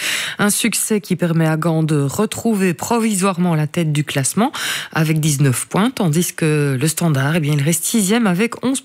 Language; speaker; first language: French; native; French